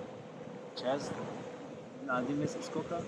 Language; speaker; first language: Russian; non-native, learner; Persian